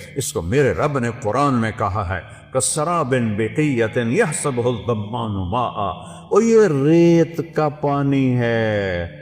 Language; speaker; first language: Urdu; non-native, local second language; Saraiki